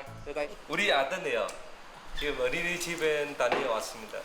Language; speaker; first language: Korean; non-native, learner; Vietnamese